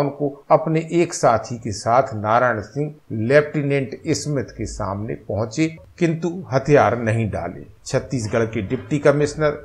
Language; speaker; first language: Hindi; native; Hindi